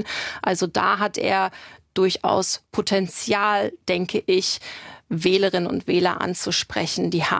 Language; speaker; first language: German; native; German